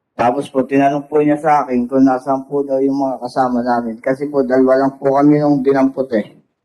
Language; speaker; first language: Filipino; native; Filipino